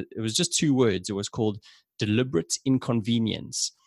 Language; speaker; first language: English; native; English